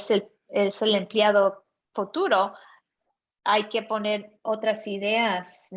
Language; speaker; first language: Spanish; early bilingual, heritage; Spanish